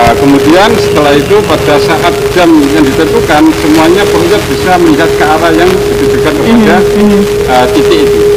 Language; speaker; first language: Indonesian; native; Indonesian